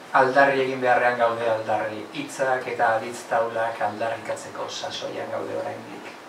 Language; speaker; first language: Basque; native; Basque